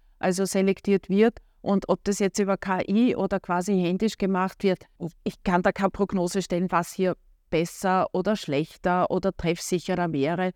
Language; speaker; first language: German; native; German